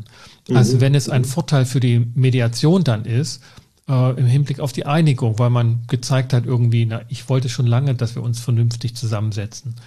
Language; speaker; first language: German; native; German